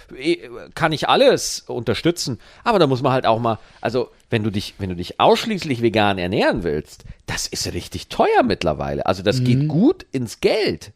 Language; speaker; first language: German; native; German